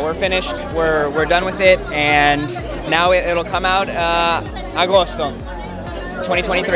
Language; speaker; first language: English; native; English